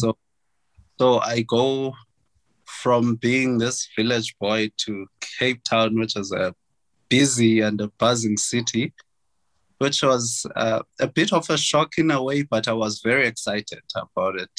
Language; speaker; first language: English; non-native, local second language; Xhosa